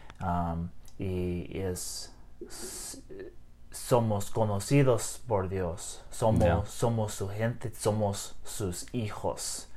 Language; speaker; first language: Spanish; non-native, learner; English